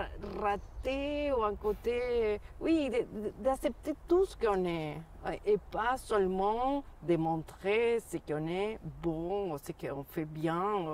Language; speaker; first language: French; non-native, fluent; Spanish